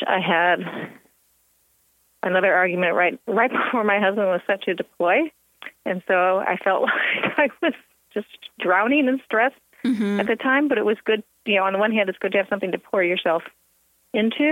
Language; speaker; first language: English; native; English